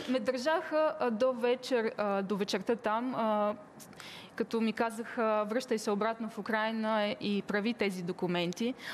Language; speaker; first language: Bulgarian; early bilingual, heritage; Bulgarian